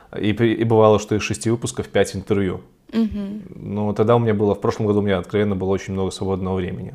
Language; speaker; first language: Russian; native; Russian